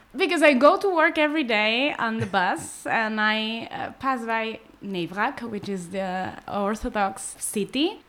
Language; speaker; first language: English; non-native, fluent; Spanish